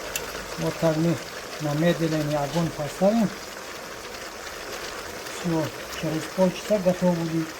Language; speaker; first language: Russian; non-native, learner; Tajik